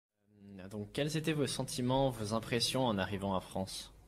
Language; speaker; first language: French; native; French